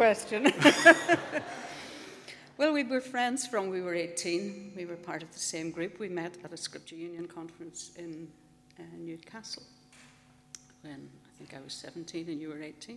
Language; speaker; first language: English; native; English